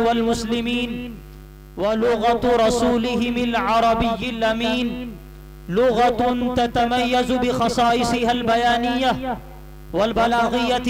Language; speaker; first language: Arabic; non-native, fluent; Urdu